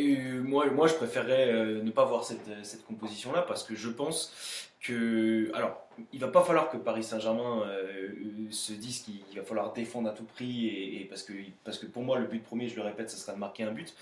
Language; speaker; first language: French; native; French